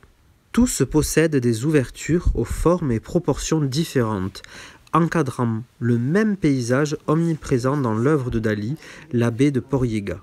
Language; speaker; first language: French; native; French